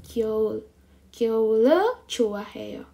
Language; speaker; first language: Korean; non-native, fluent; Indonesian